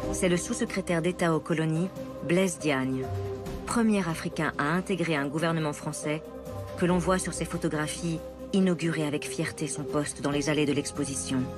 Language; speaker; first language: French; native; French